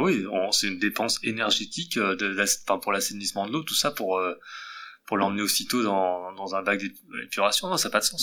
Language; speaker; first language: French; native; French